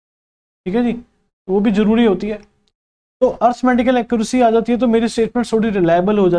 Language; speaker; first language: Hindi; native; Hindi